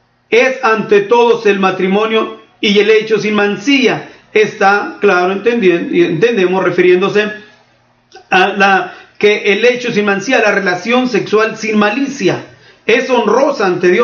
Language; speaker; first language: Spanish; native; Spanish